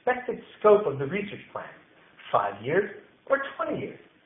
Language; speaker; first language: English; native; English